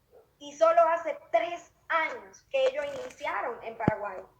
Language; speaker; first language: Spanish; native; Spanish